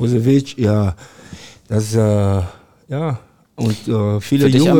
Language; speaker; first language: German; non-native, learner; French